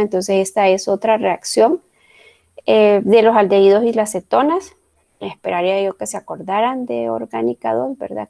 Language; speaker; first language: Spanish; native; Spanish